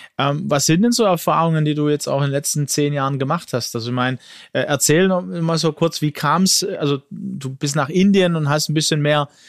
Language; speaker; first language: German; early bilingual, other home language; Greek